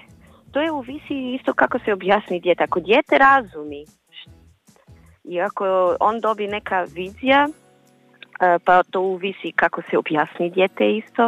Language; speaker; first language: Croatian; non-native, learner; Portuguese